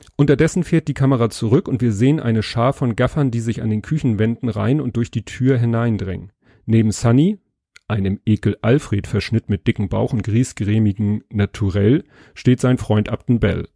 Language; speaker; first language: German; native; German